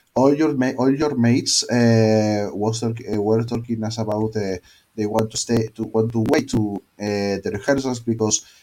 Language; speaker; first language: English; non-native, learner; Spanish